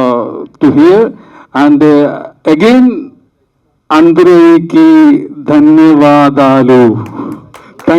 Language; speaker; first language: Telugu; non-native, learner; Malayalam